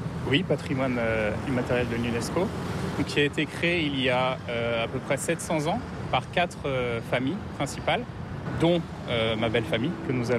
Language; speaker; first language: French; native; French